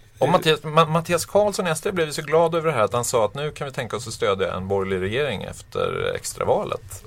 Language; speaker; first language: Swedish; native; Swedish